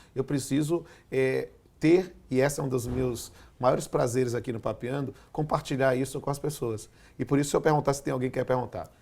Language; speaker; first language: Portuguese; native; Portuguese